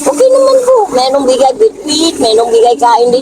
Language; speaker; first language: Filipino; non-native, learner; Vietnamese